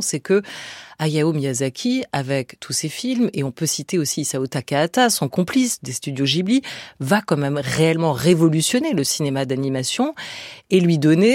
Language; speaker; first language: French; native; French